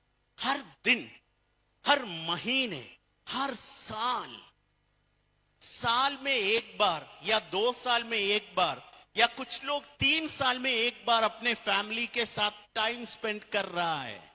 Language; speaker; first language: Hindi; non-native, fluent; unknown